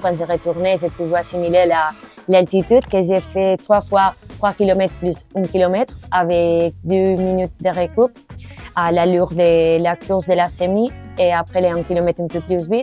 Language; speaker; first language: French; non-native, learner; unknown